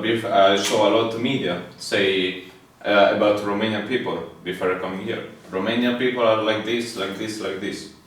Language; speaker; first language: English; non-native, fluent; Italian